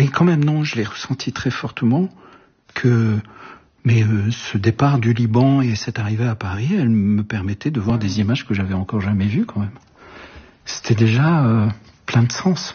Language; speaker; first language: French; early bilingual, other home language; Arabic